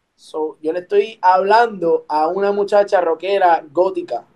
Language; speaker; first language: Spanish; native; Spanish